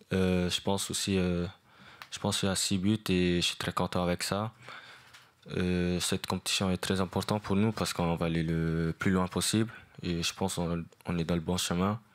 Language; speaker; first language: French; non-native, fluent; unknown